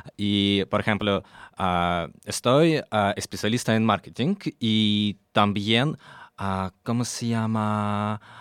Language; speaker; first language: Spanish; non-native, learner; Russian